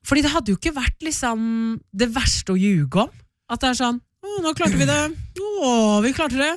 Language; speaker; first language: Norwegian; native; Norwegian